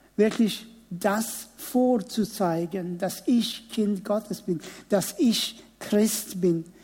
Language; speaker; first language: German; non-native, fluent; Persian